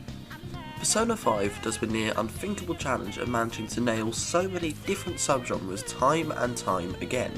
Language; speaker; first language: English; native; English